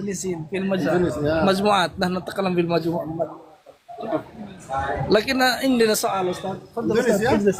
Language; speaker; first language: Arabic; non-native, learner; Indonesian